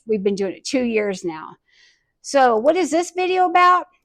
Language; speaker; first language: English; native; English